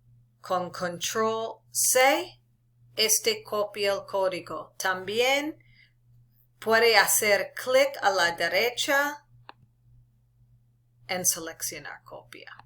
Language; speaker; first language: Spanish; non-native, local second language; English